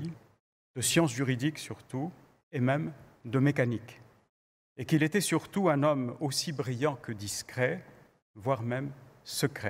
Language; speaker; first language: French; native; French